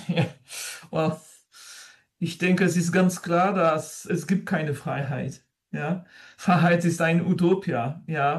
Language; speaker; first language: German; non-native, learner; French